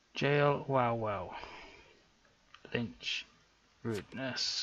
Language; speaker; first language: English; native; English